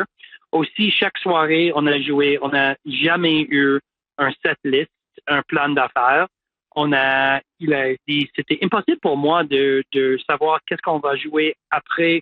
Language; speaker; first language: French; non-native, local second language; English